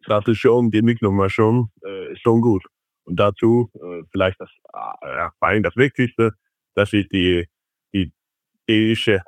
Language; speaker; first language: German; non-native, fluent; Faroese